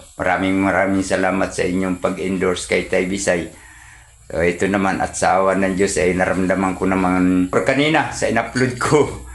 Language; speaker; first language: Filipino; non-native, local second language; Cebuano